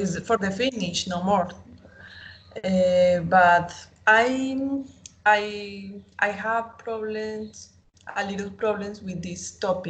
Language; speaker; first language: English; non-native, learner; Spanish